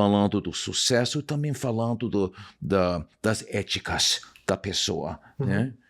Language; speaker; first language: Portuguese; non-native, fluent; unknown